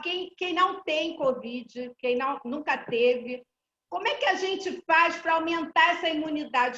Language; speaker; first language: Portuguese; native; Portuguese